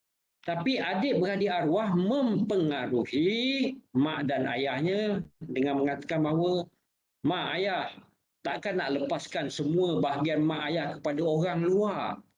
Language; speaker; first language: Malay; native; Malay